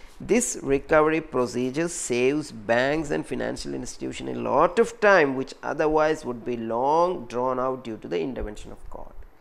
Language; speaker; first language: English; non-native, local second language; Malayalam